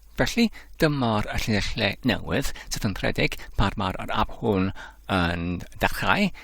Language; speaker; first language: Welsh; non-native, learner; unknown